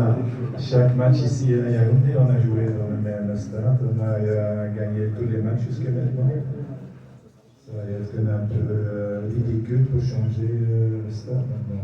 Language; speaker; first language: French; non-native, local second language; Dutch